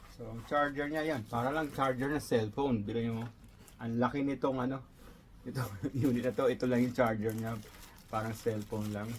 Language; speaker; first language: Filipino; native; Filipino